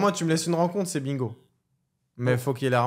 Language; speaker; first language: French; native; French